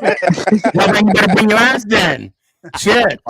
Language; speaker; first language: English; native; English